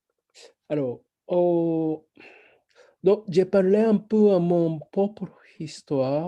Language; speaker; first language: French; non-native, fluent; Japanese